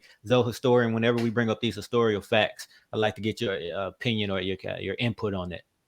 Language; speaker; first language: English; native; English